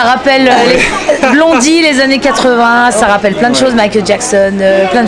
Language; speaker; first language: French; native; French